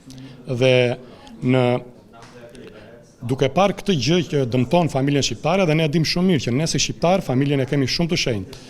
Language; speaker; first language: Albanian; native; Albanian